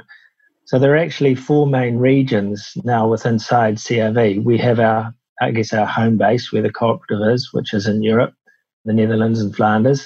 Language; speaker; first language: English; native; English